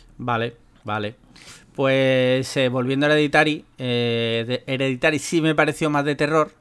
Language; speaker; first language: Spanish; native; Spanish